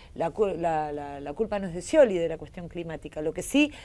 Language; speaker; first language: Spanish; native; Spanish